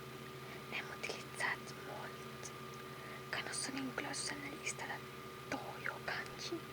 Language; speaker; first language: Catalan; non-native, local second language; Spanish